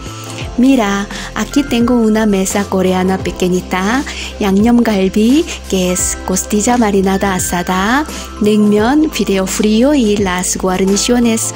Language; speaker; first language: Spanish; non-native, learner; Korean